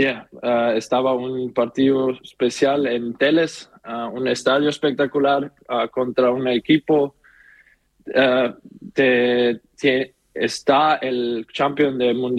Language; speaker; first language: Spanish; non-native, learner; German